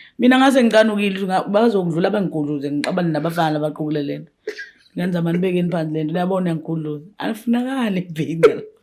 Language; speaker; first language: Zulu; native; Zulu